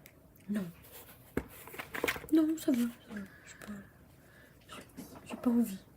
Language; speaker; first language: French; native; French